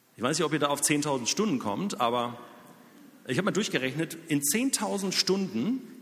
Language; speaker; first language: German; native; German